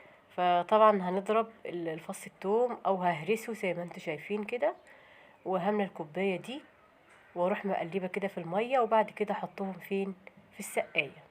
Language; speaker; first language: Arabic; native; Arabic